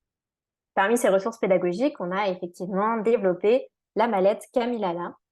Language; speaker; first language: French; native; French